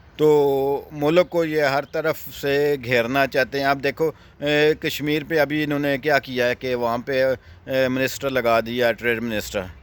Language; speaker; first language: Urdu; non-native, local second language; Punjabi